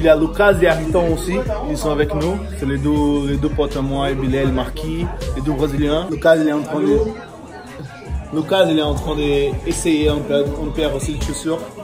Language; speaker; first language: French; non-native, fluent; Portuguese